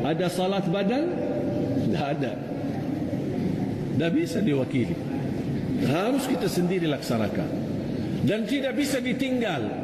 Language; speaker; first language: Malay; non-native, fluent; Arabic